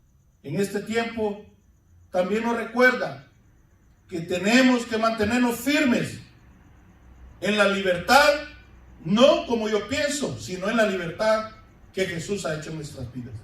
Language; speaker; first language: Spanish; native; Spanish